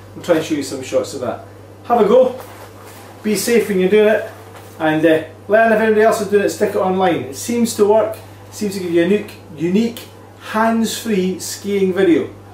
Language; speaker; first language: English; native; English